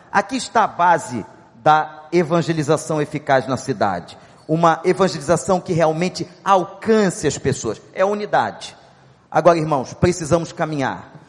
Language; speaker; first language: Portuguese; native; Portuguese